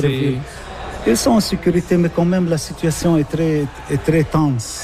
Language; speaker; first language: French; non-native, local second language; Arabic